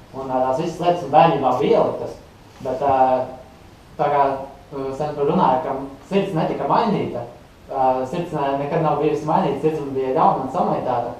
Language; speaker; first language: Latvian; native; Latvian